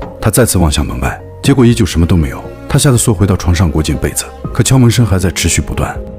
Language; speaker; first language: Chinese; native; Chinese